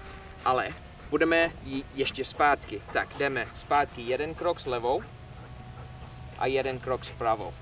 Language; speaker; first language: Czech; non-native, learner; English